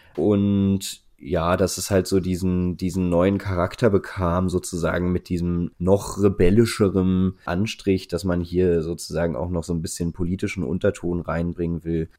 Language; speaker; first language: German; native; German